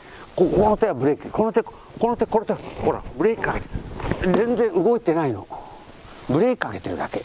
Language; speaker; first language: Japanese; native; Japanese